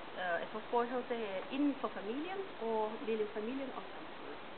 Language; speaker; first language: Danish; non-native, fluent; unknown